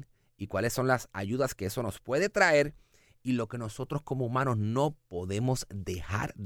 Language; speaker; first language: Spanish; native; Spanish